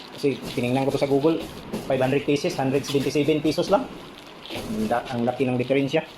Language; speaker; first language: Filipino; non-native, local second language; Cebuano